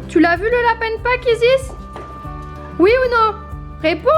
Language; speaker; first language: French; native; French